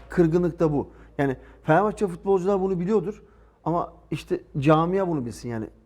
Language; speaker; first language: Turkish; early bilingual, heritage; Turkish